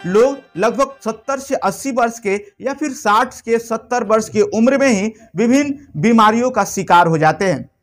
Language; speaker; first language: Hindi; non-native, local second language; Bhojpuri